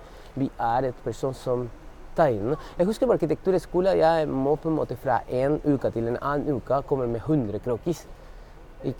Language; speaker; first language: Norwegian; non-native, fluent; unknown